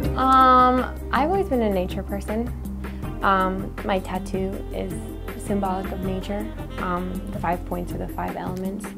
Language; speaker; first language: English; native; English